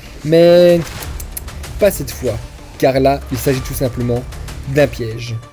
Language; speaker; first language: French; native; French